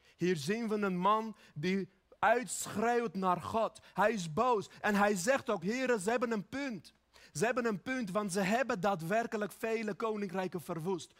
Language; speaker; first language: Dutch; early bilingual, other home language; Armenian